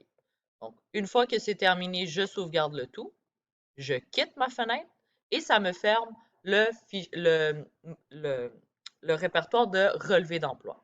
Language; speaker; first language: French; native; French